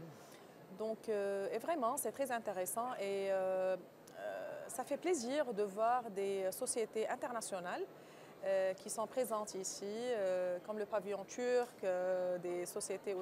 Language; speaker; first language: French; non-native, local second language; Arabic